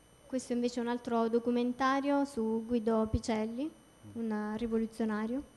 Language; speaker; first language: Italian; native; Italian